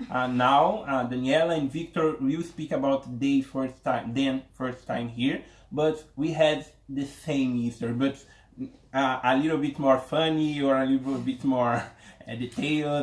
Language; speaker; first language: English; non-native, learner; Portuguese